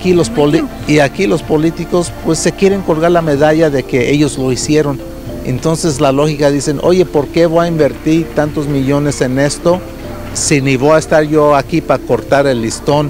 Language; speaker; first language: Spanish; early bilingual, heritage; Spanish